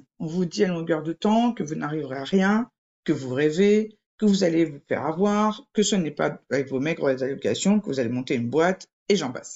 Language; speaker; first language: French; native; French